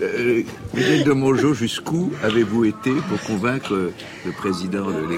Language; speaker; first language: French; native; French